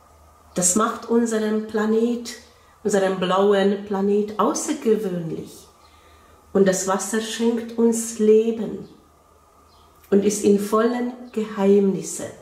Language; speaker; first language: German; non-native, fluent; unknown